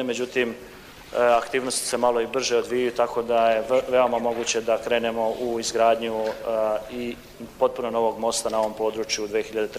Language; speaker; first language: Croatian; native; Croatian